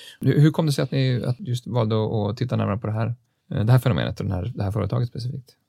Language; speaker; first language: Swedish; native; Swedish